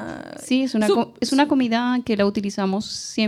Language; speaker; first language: Spanish; native; Spanish